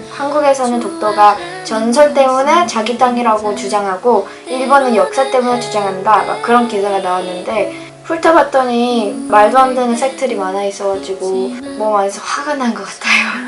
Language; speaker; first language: Korean; early bilingual, heritage; English